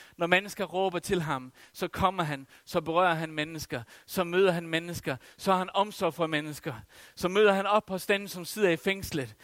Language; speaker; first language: Danish; non-native, local second language; Faroese